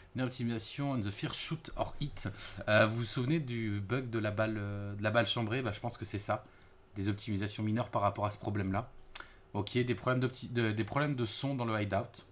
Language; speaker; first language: French; native; French